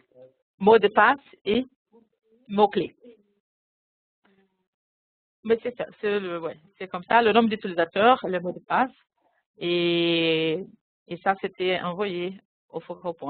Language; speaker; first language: French; non-native, fluent; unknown